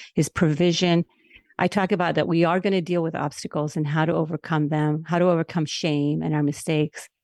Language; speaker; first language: English; non-native, fluent; Spanish